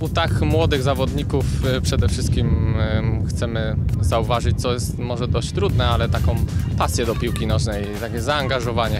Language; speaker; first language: Polish; native; Polish